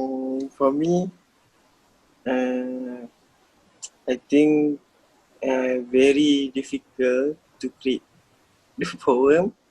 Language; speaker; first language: English; non-native, learner; Malay